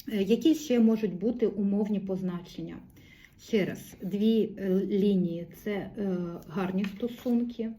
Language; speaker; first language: Ukrainian; non-native, local second language; Russian